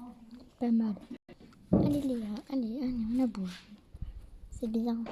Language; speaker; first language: French; native; French